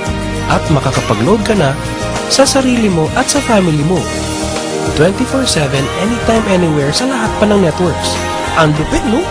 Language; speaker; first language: Filipino; native; Filipino